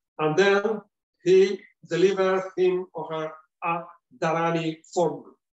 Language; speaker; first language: English; non-native, fluent; Spanish